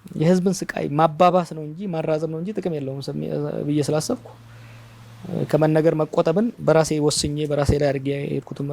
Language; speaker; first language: Amharic; non-native, local second language; Oromo